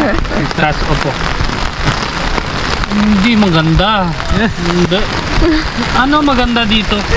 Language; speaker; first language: Filipino; non-native, learner; Hindi